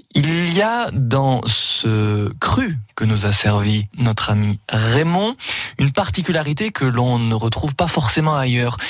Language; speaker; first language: French; native; French